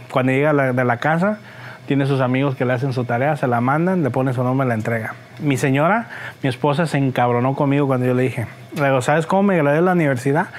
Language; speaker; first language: Spanish; early bilingual, heritage; Spanish